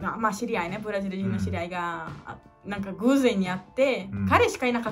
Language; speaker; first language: Japanese; non-native, learner; Portuguese